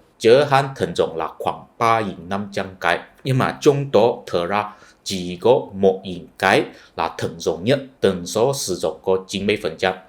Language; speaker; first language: Vietnamese; non-native, fluent; Chinese